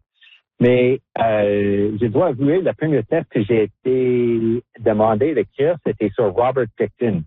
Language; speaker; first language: French; non-native, local second language; English